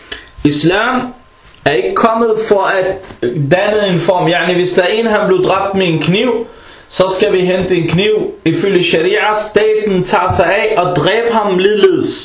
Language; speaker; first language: Danish; early bilingual, other home language; Arabic